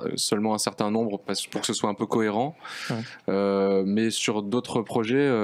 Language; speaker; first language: French; native; French